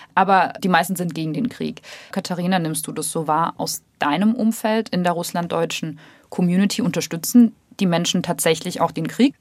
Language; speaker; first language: German; early bilingual, other home language; Russian